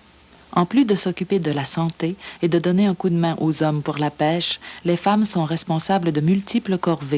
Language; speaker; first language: French; native; French